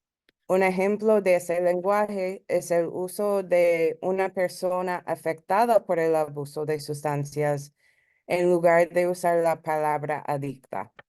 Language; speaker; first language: Spanish; early bilingual, heritage; Spanish